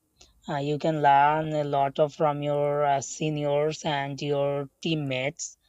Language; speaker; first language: English; non-native, learner; Bangla